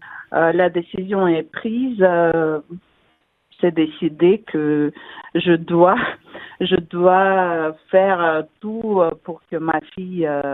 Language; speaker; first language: French; non-native, fluent; Russian